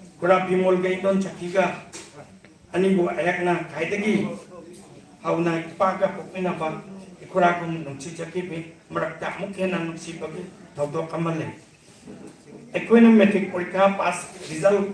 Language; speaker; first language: Manipuri; native; Manipuri